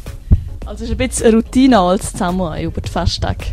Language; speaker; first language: German; native; German